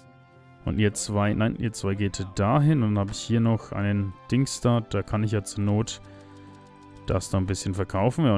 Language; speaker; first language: German; native; German